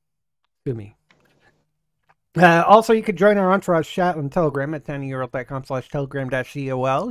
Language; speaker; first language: English; native; English